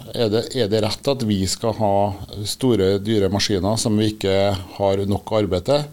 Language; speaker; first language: Norwegian; native; Norwegian